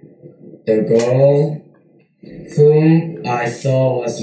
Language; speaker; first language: English; non-native, learner; Korean